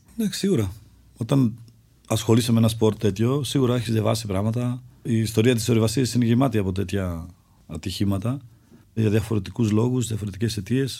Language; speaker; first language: Greek; early bilingual, other home language; Czech